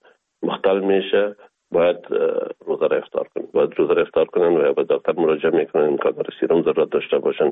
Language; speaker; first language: Persian; native; Persian